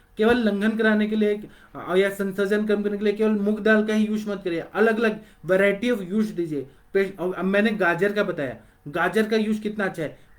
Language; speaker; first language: Hindi; non-native, local second language; Marathi